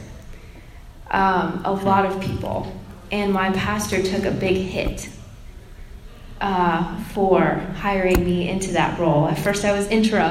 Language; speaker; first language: English; native; English